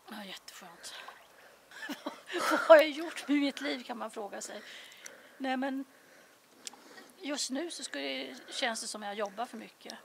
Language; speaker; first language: Swedish; native; Swedish